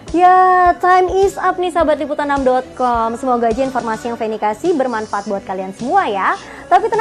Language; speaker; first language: Indonesian; native; Indonesian